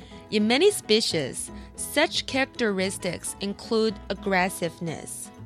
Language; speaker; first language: English; non-native, fluent; Chinese